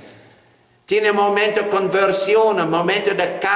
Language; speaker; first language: Spanish; non-native, fluent; English